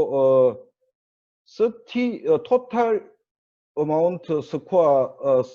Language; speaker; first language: English; non-native, learner; Korean